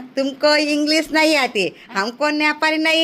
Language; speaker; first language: Hindi; non-native, local second language; Telugu